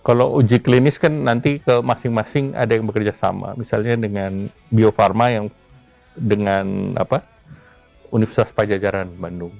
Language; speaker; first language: Indonesian; native; Indonesian